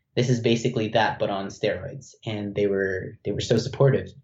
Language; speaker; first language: English; non-native, local second language; Filipino